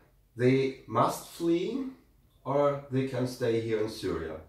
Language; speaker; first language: English; non-native, learner; German